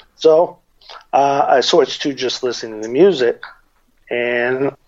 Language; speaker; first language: English; native; English